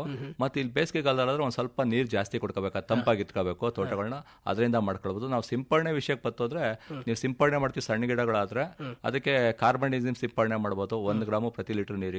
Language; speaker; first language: Kannada; native; Kannada